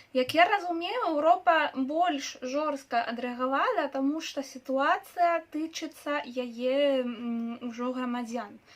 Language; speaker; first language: Belarusian; non-native, local second language; Russian